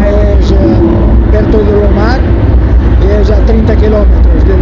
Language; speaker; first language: Spanish; non-native, learner; Portuguese